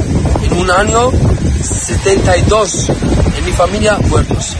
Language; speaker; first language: Spanish; non-native, learner; Arabic